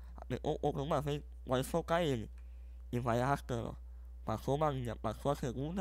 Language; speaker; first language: Portuguese; native; Portuguese